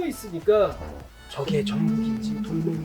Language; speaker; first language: Korean; native; Korean